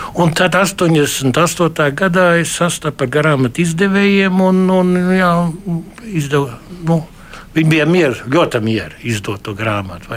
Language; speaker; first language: Latvian; early bilingual, heritage; Latvian